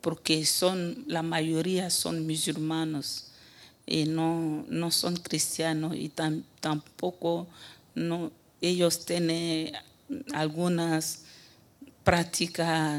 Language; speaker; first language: Spanish; non-native, fluent; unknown